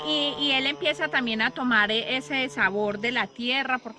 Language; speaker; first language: Spanish; native; Spanish